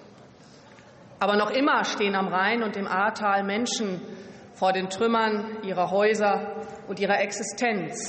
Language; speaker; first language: German; native; German